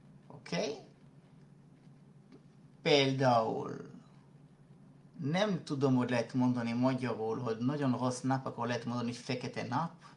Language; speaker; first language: Hungarian; non-native, fluent; Hebrew